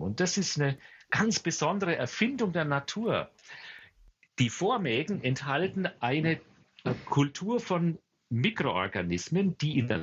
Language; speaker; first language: German; native; German